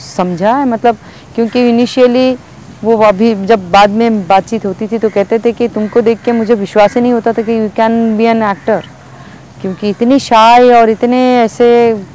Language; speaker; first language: Hindi; non-native, local second language; Bangla